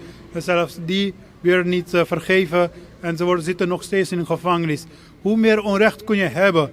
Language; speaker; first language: Dutch; non-native, fluent; Punjabi